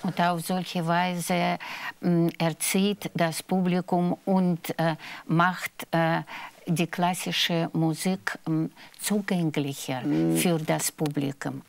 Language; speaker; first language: German; non-native, fluent; Russian